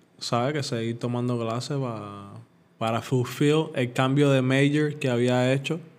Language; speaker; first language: Spanish; native; Spanish